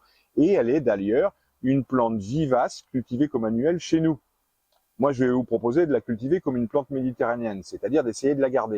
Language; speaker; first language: French; native; French